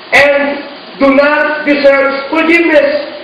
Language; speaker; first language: English; non-native, local second language; Filipino